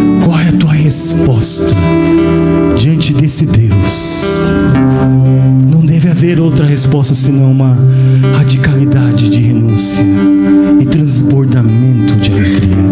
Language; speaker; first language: Portuguese; native; Portuguese